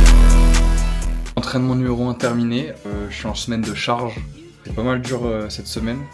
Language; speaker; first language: French; native; French